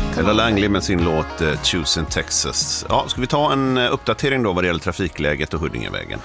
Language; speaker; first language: Swedish; native; Swedish